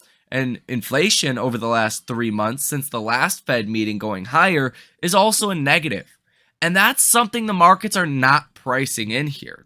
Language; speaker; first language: English; native; English